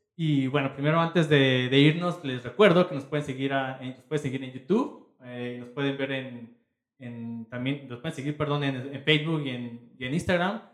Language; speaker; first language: Spanish; native; Spanish